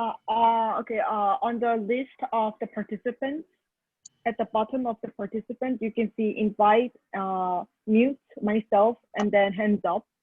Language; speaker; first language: English; non-native, fluent; Korean